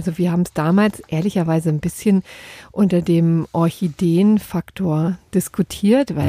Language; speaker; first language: German; native; German